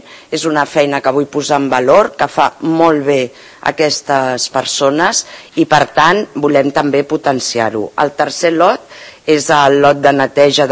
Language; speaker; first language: Catalan; native; Catalan